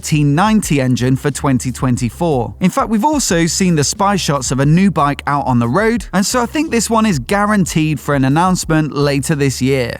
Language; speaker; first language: English; native; English